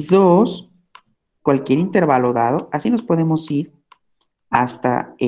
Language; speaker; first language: Spanish; native; Spanish